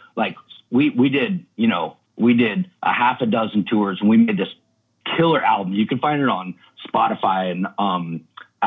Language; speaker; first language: English; native; English